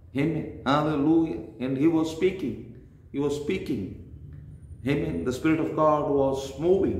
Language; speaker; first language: English; non-native, local second language; Kannada